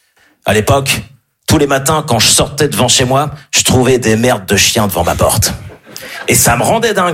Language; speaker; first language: French; native; French